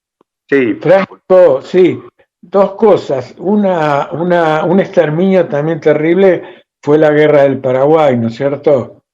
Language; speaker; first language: Spanish; native; Spanish